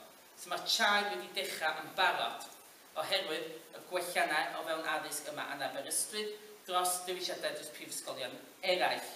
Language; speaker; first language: Welsh; native; Welsh